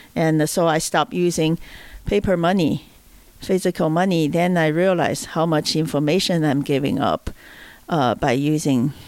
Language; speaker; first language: English; non-native, fluent; Chinese